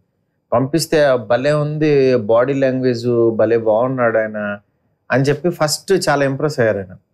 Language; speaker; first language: Telugu; native; Telugu